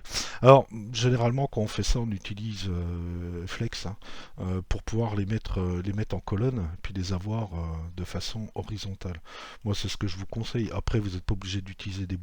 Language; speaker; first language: French; native; French